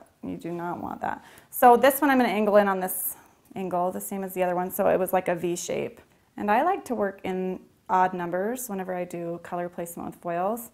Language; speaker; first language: English; native; English